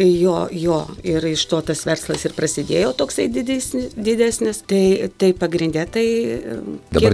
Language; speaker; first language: Lithuanian; native; Lithuanian